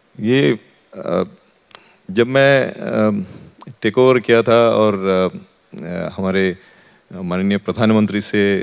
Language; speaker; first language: Hindi; native; Hindi